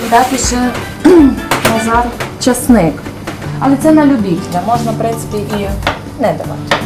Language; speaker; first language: Ukrainian; native; Ukrainian